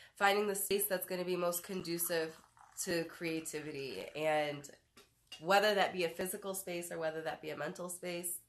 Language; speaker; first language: English; native; English